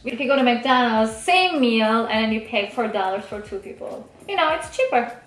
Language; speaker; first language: English; non-native, fluent; Turkish